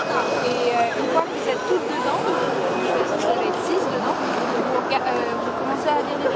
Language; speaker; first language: French; native; French